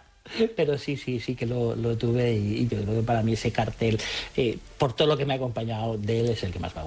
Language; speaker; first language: Spanish; native; Spanish